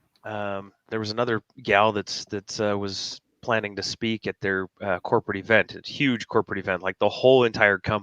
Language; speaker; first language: English; native; English